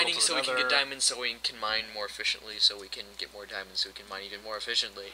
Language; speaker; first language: English; native; English